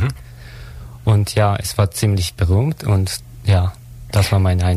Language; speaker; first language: German; non-native, learner; Japanese